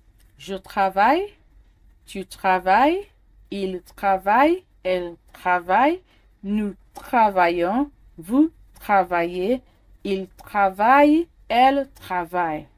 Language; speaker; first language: French; non-native, fluent; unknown